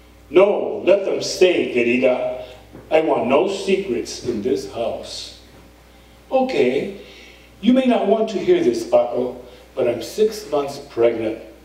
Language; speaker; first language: English; early bilingual, other home language; Spanish